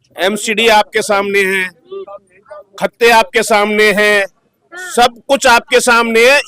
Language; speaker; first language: Hindi; native; Hindi